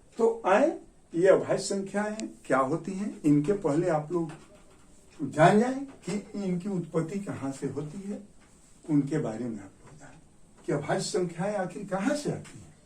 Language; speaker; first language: Hindi; native; Hindi